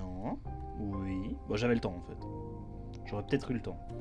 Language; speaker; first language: French; native; French